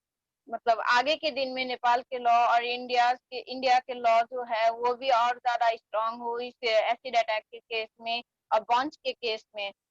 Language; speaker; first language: Hindi; non-native, fluent; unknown